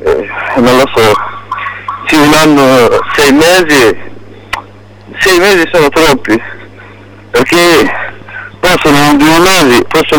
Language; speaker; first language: Italian; non-native, local second language; Arabic